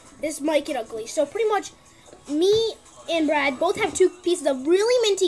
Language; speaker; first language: English; native; English